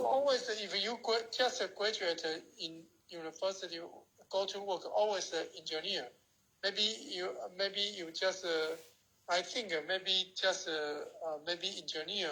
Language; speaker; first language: English; non-native, learner; Chinese